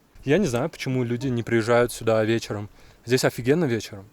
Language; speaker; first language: Russian; native; Russian